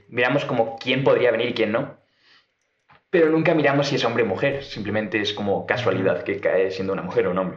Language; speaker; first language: Spanish; native; Spanish